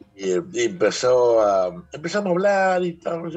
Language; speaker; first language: Spanish; native; Spanish